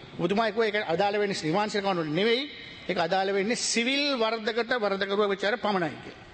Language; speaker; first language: Sinhala; native; Sinhala